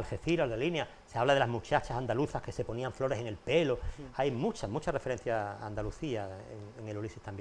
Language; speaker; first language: Spanish; native; Spanish